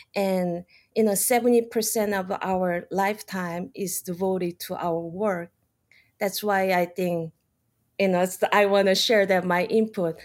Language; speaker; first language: English; non-native, fluent; Korean